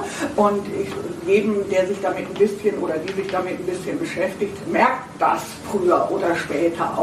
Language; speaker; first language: German; native; German